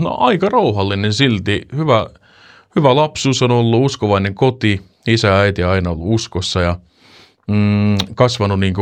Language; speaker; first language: Finnish; early bilingual, heritage; Finnish